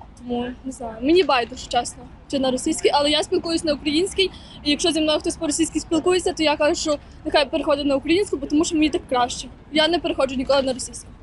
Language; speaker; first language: Ukrainian; non-native, local second language; Russian